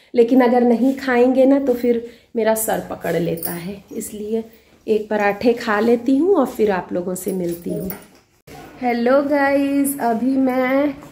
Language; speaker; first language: Hindi; native; Hindi